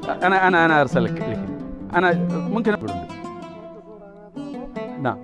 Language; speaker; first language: Arabic; non-native, learner; Malayalam